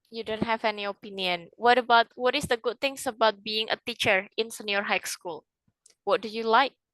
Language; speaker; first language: English; non-native, fluent; Indonesian